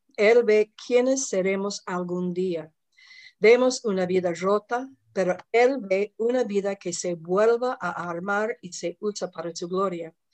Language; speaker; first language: Spanish; non-native, fluent; English